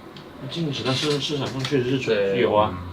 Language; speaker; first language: Chinese; native; Chinese